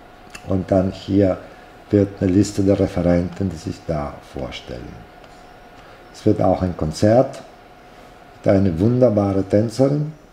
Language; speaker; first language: German; non-native, fluent; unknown